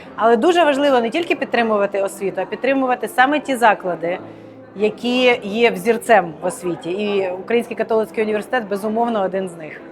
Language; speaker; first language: Ukrainian; native; Ukrainian